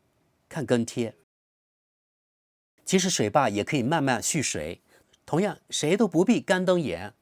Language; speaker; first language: Chinese; native; Chinese